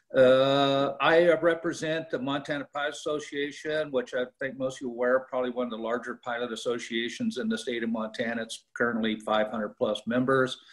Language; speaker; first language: English; native; English